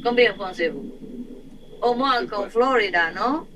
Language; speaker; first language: French; non-native, learner; Vietnamese